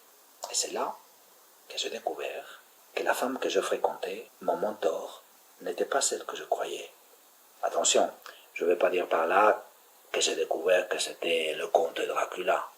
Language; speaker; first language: French; native; French